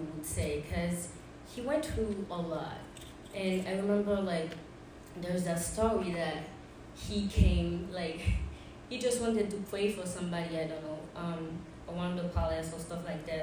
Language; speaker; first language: English; non-native, fluent; Haitian Creole